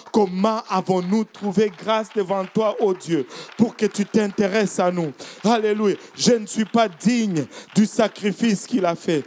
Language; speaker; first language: French; non-native, local second language; Swahili